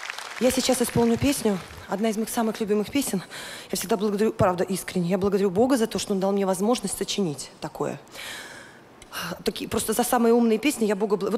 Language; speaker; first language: Russian; native; Russian